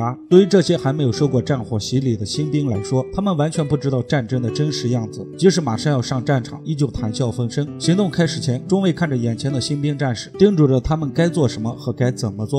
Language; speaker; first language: Chinese; native; Chinese